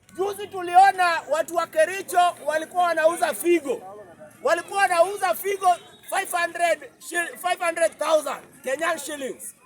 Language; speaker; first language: Swahili; native; Swahili